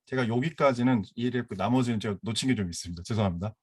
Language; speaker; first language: Korean; native; Korean